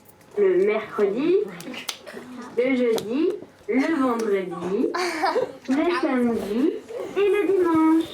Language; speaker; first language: French; non-native, learner; English